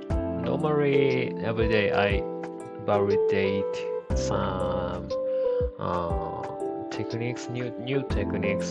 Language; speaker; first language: English; non-native, learner; Japanese